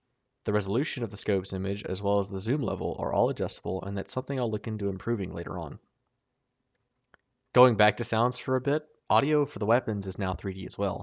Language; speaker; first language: English; native; English